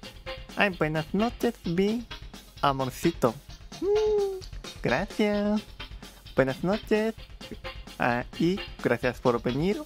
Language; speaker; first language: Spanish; non-native, learner; Japanese